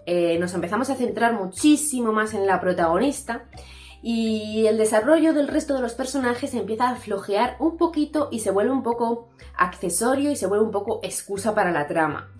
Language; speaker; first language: Spanish; native; Spanish